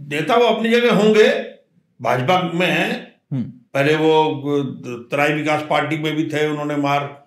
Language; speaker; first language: Hindi; native; Hindi